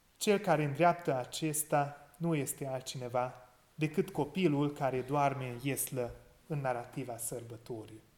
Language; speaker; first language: Romanian; non-native, local second language; Hungarian